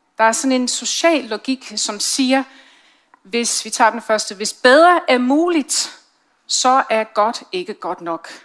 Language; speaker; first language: Danish; non-native, fluent; English